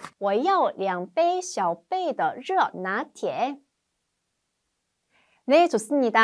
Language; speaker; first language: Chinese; non-native, fluent; Korean